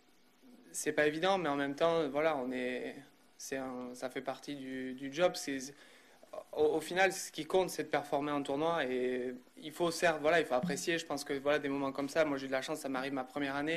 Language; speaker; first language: French; native; French